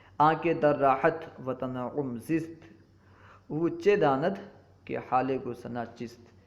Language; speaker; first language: Urdu; native; Urdu